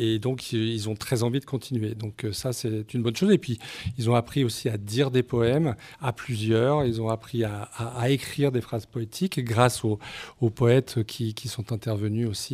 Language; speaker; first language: French; native; French